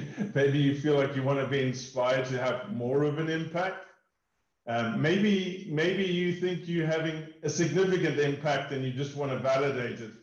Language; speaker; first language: English; native; English